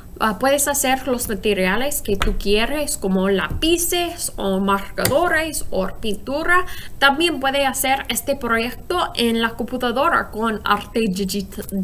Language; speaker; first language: Spanish; non-native, learner; English